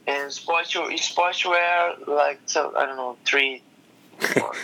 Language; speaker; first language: English; non-native, learner; Portuguese